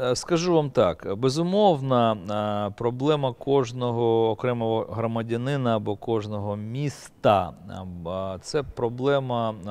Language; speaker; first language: Ukrainian; native; Ukrainian